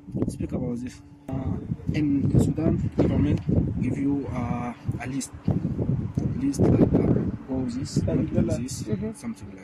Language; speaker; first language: English; non-native, learner; Arabic